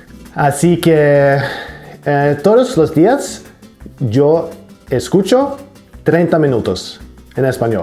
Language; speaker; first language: Spanish; non-native, learner; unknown